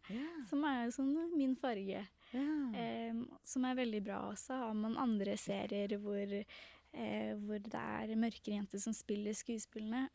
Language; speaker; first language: Norwegian; early bilingual, other home language; Tamil